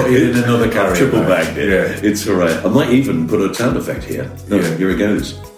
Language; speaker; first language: English; native; English